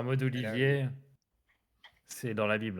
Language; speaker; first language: French; native; French